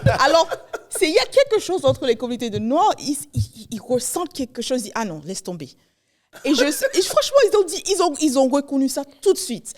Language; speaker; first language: French; early bilingual, heritage; Haitian Creole